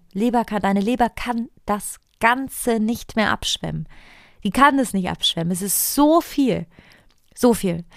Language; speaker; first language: German; non-native, fluent; Italian